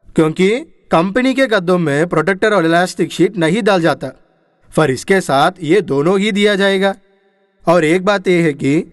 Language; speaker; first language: Hindi; non-native, local second language; Telugu